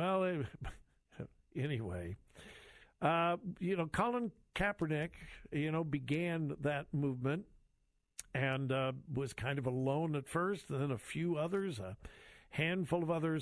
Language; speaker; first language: English; native; English